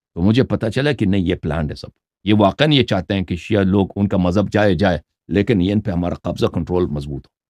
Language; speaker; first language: Urdu; non-native, fluent; Persian